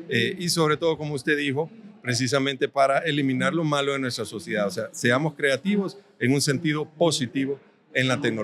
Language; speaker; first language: Spanish; native; Spanish